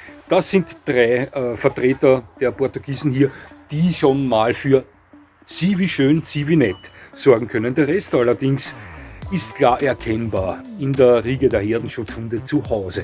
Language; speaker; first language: German; native; German